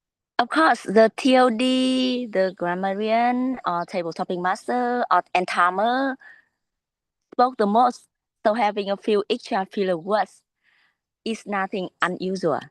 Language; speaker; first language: English; non-native, learner; Vietnamese